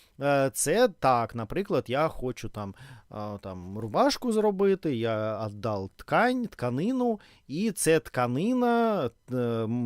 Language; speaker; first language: Ukrainian; non-native, learner; Russian